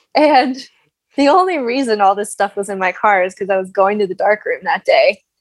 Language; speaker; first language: English; native; English